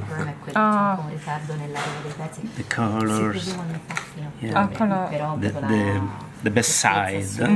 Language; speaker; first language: English; non-native, learner; Italian